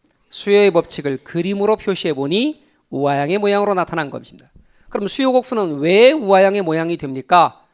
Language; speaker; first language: Korean; native; Korean